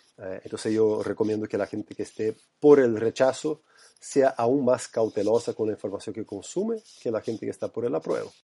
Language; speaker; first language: Spanish; non-native, fluent; Portuguese